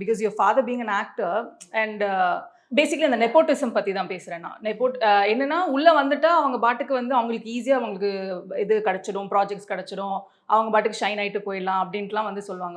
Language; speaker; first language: Tamil; native; Tamil